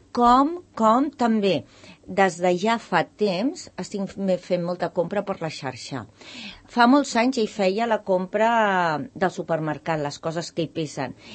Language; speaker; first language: Catalan; native; Catalan